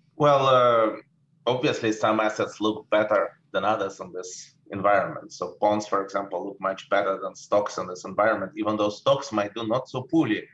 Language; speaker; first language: English; non-native, fluent; Russian